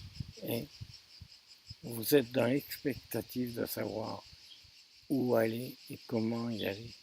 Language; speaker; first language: French; native; French